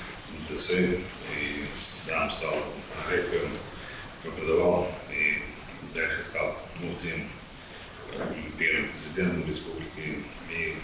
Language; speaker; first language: Russian; non-native, local second language; Chechen